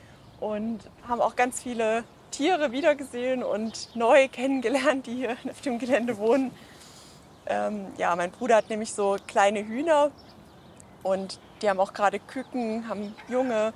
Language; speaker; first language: German; native; German